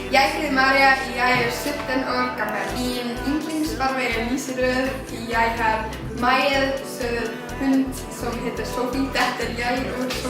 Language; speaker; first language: Danish; non-native, learner; Icelandic